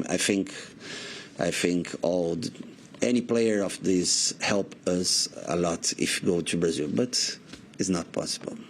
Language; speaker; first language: English; non-native, learner; Portuguese